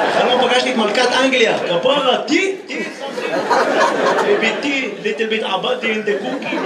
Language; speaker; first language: Hebrew; native; Hebrew